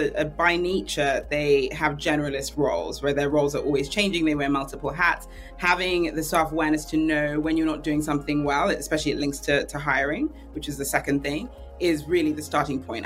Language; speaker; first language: English; native; English